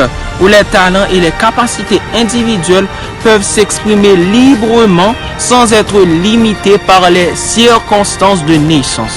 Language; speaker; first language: French; non-native, local second language; Haitian Creole